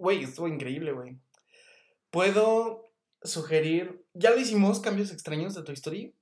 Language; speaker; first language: Spanish; native; Spanish